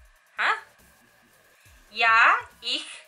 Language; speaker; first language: German; non-native, learner; English